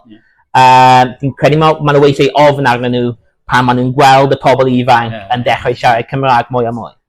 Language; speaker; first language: Welsh; non-native, local second language; English